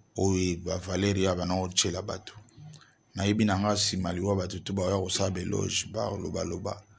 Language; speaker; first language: Lingala; native; Lingala